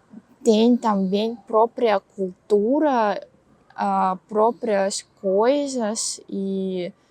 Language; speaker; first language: Portuguese; non-native, learner; Russian